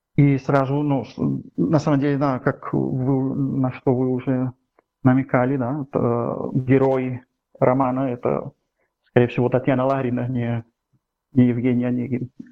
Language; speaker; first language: Russian; non-native, fluent; Catalan